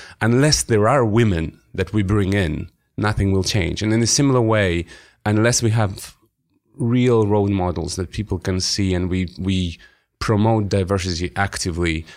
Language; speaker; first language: English; non-native, fluent; Russian